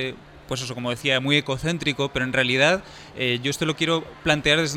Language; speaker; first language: Spanish; native; Spanish